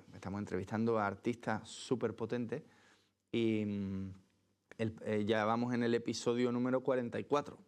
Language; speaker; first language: Spanish; native; Spanish